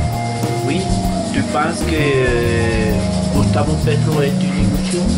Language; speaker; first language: French; non-native, fluent; Spanish